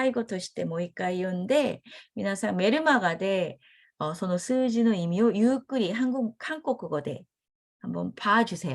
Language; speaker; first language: Japanese; non-native, fluent; Korean